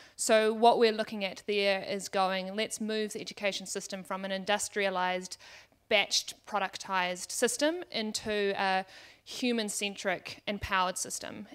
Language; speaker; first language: English; native; English